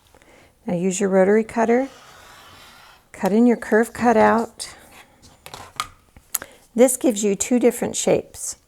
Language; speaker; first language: English; native; English